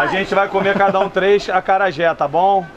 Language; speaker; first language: Portuguese; native; Portuguese